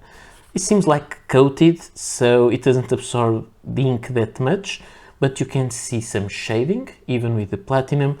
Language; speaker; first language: English; non-native, fluent; Portuguese